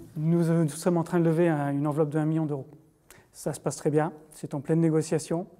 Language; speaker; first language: French; native; French